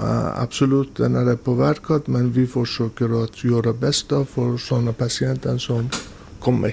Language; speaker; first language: Swedish; non-native, learner; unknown